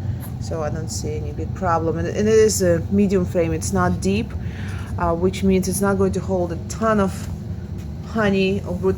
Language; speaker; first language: English; non-native, fluent; Russian